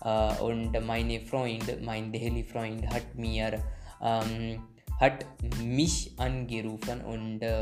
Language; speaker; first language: German; non-native, learner; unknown